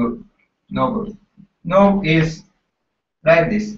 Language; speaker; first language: English; non-native, learner; Japanese